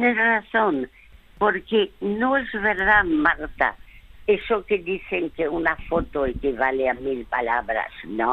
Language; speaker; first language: Spanish; early bilingual, other home language; French